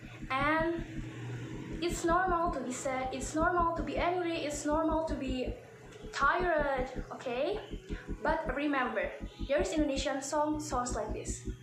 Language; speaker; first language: English; non-native, fluent; Indonesian